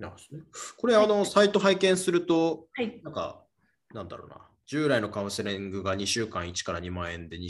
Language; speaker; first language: Japanese; native; Japanese